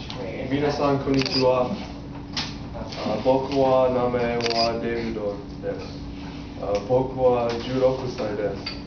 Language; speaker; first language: Japanese; non-native, learner; English